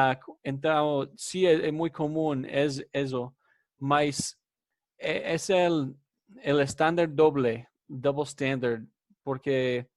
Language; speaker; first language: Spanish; non-native, fluent; English